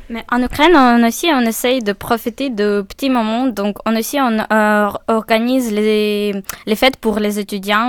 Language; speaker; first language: French; non-native, fluent; Ukrainian